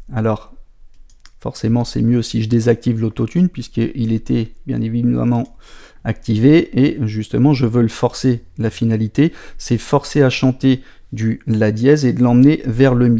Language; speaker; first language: French; native; French